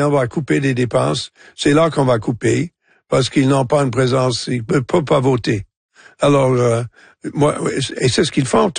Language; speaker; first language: French; non-native, local second language; English